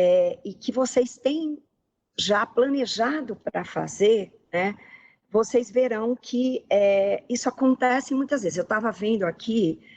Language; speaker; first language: Portuguese; native; Portuguese